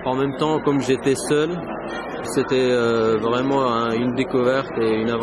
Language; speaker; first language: French; non-native, fluent; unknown